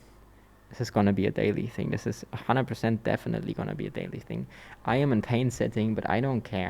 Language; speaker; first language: English; non-native, fluent; German